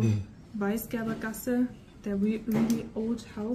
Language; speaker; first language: English; non-native, fluent; German